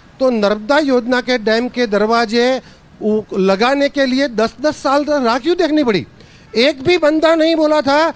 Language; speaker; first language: Hindi; non-native, local second language; Gujarati